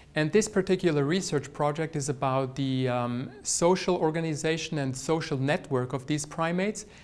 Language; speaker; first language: English; non-native, fluent; Swiss German